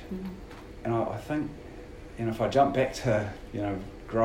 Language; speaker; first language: English; native; English